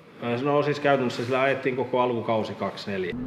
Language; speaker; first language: Finnish; native; Finnish